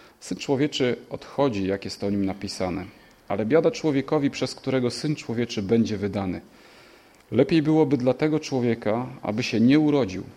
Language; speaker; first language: Polish; native; Polish